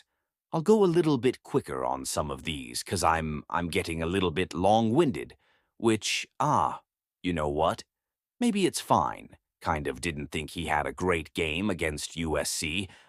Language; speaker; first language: English; native; English